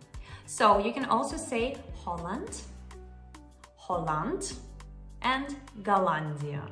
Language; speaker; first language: English; non-native, fluent; Russian